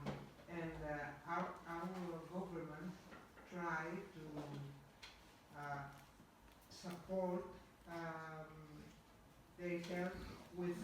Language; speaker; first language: English; non-native, learner; Greek